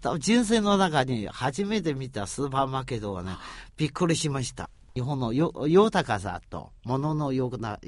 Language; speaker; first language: Japanese; non-native, fluent; Chinese